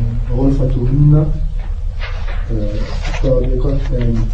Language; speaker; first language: Arabic; non-native, learner; French